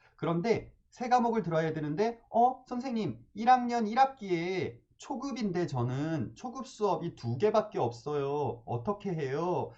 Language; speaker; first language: Korean; native; Korean